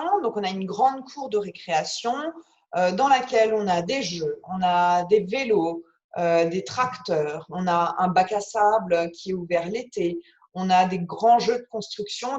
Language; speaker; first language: French; native; French